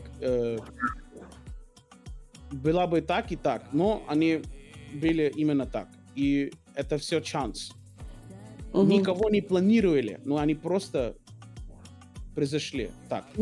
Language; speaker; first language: Russian; non-native, learner; English